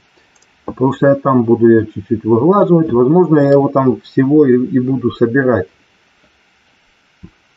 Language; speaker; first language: Russian; native; Russian